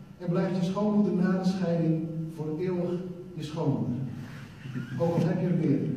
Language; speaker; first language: Dutch; non-native, local second language; Western Frisian